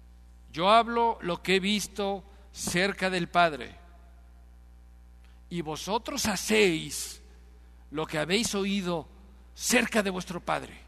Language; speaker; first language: Spanish; native; Spanish